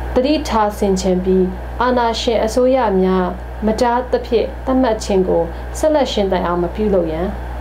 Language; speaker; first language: Burmese; non-native, local second language; Tedim Chin